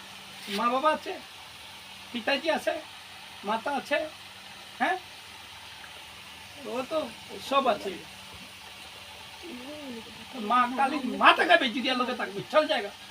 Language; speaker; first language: Hindi; non-native, local second language; Bangla